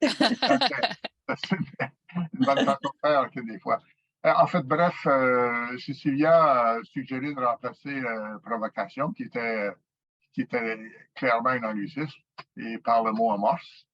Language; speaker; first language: French; native; French